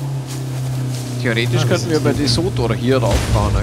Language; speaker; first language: German; native; German